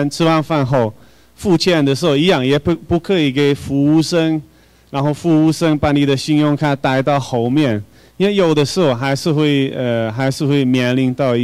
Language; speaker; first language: Chinese; non-native, fluent; Hungarian